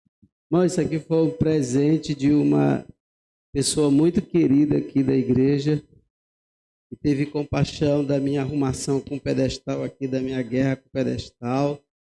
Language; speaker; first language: Portuguese; native; Portuguese